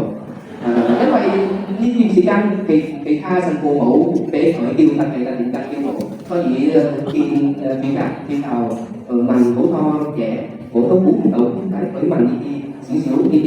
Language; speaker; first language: Cantonese; non-native, learner; Vietnamese